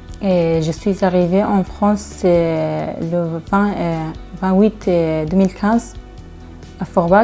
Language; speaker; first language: French; non-native, learner; Kurdish